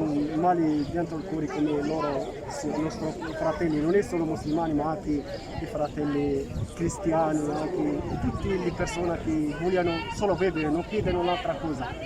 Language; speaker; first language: Italian; non-native, learner; Arabic